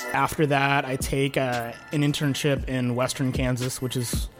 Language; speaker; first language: English; native; English